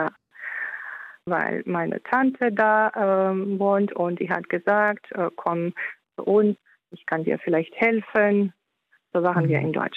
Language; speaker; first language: German; non-native, fluent; Ukrainian